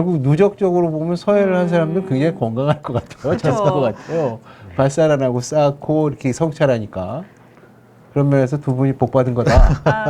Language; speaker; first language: Korean; native; Korean